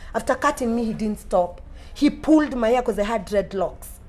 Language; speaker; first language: English; non-native, local second language; Swahili